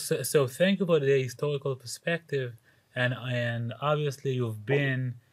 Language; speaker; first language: English; non-native, fluent; Hebrew